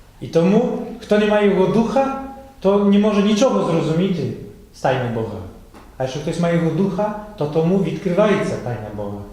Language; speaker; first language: Ukrainian; non-native, fluent; Polish